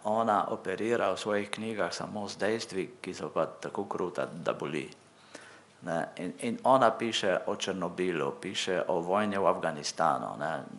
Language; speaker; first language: Slovenian; native; Slovenian